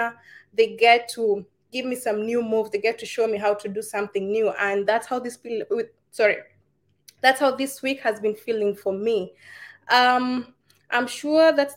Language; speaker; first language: English; non-native, local second language; Kikuyu